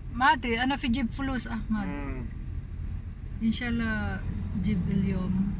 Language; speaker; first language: Arabic; non-native, learner; Filipino